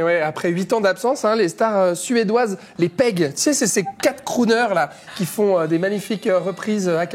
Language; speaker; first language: French; native; French